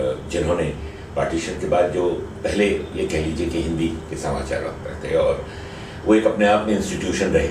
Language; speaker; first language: Hindi; native; Hindi